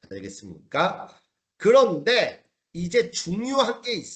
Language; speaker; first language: Korean; native; Korean